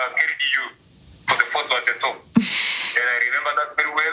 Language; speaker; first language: English; non-native, local second language; Swahili